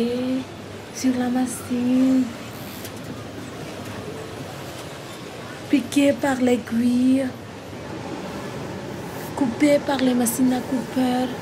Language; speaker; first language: French; non-native, local second language; Malagasy